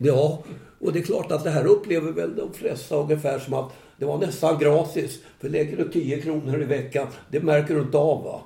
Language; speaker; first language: Swedish; native; Swedish